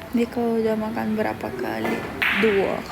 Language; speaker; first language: Indonesian; non-native, learner; Russian